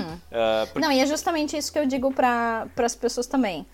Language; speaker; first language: Portuguese; native; Portuguese